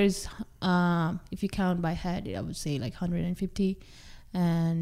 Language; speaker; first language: English; non-native, local second language; Sherpa